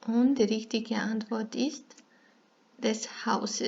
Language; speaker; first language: German; non-native, fluent; Serbian